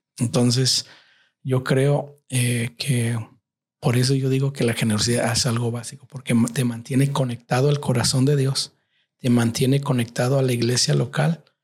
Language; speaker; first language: Spanish; native; Spanish